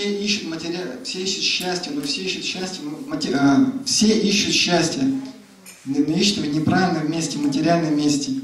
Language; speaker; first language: Russian; native; Russian